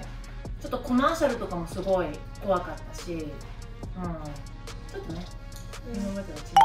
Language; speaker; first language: Japanese; native; Japanese